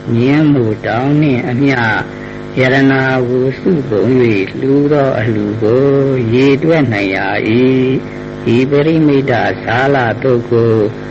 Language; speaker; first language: Burmese; native; Burmese